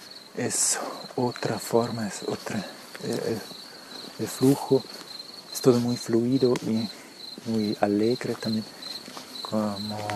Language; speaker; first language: Spanish; non-native, fluent; German